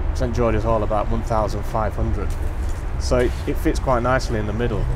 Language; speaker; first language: English; native; English